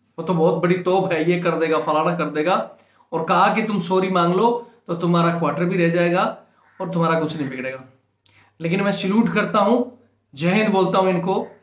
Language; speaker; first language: Hindi; native; Hindi